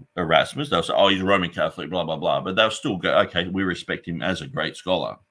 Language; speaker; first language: English; native; English